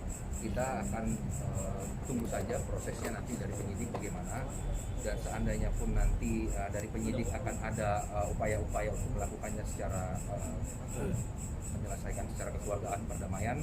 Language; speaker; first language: Indonesian; native; Indonesian